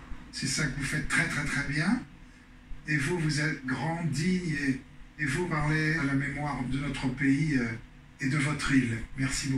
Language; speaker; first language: French; native; French